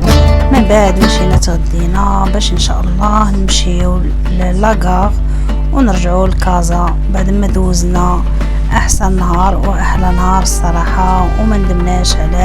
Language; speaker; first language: Arabic; native; Arabic